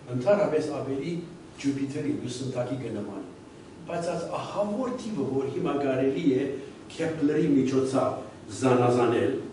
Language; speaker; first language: Armenian; early bilingual, heritage; Armenian